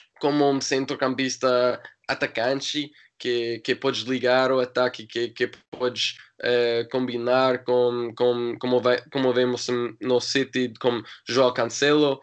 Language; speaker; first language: Portuguese; non-native, learner; English